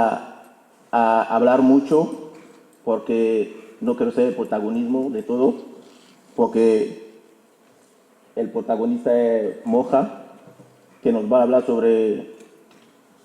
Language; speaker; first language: Spanish; non-native, fluent; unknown